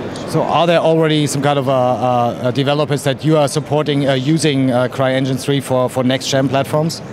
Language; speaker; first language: English; non-native, fluent; German